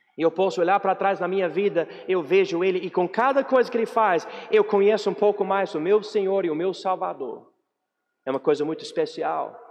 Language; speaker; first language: Portuguese; non-native, fluent; English